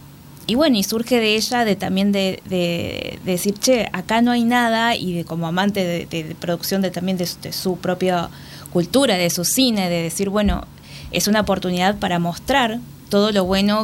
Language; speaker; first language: Spanish; native; Spanish